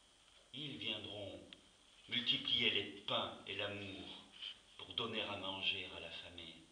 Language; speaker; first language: French; native; French